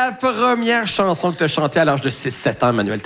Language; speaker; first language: French; native; French